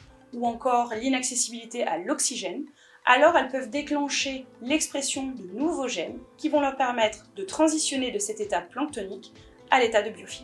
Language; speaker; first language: French; native; French